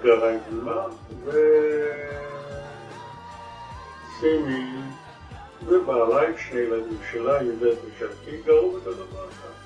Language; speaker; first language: Hebrew; non-native, fluent; Arabic